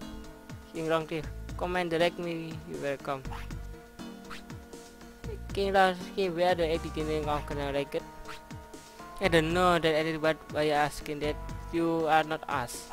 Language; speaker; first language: English; non-native, learner; Indonesian